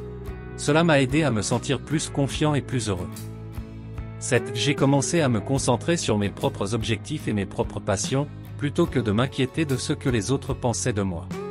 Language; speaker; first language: French; native; French